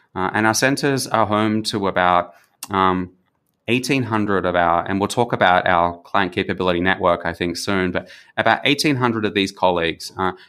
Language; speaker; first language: English; native; English